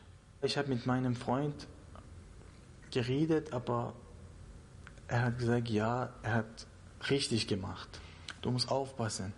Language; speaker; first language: German; non-native, learner; Persian